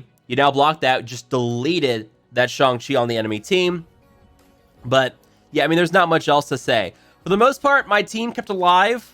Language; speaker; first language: English; native; English